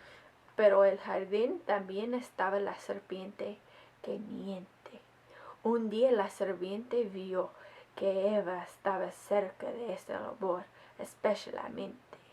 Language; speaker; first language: Spanish; non-native, learner; English